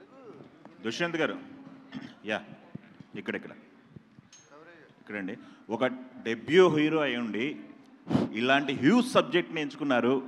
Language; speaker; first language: Telugu; native; Telugu